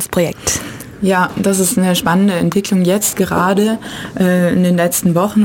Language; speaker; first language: German; native; German